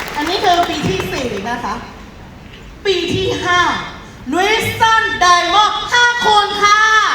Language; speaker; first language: Thai; non-native, fluent; Burmese